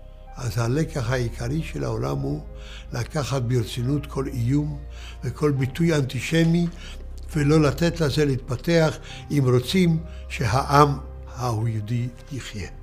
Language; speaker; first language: Hebrew; early bilingual, other home language; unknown